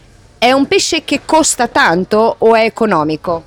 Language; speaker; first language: Italian; native; Italian